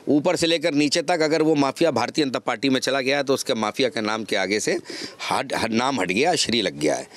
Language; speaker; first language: Hindi; native; Hindi